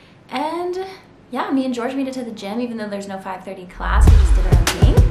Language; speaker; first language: English; native; English